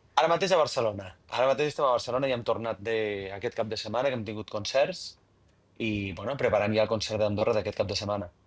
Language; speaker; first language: Catalan; native; Catalan